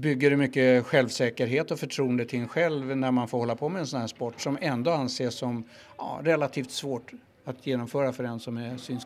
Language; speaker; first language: Swedish; native; Swedish